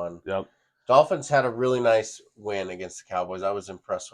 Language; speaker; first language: English; native; English